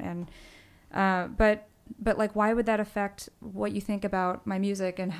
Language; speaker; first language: English; native; English